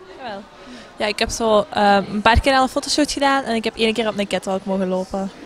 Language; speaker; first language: Dutch; native; Dutch